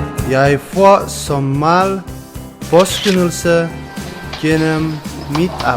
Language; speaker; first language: Danish; non-native, learner; Indonesian